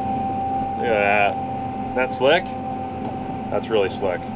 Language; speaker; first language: English; native; English